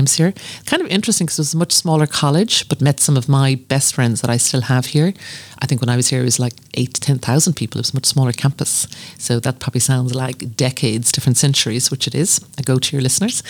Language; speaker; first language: English; native; English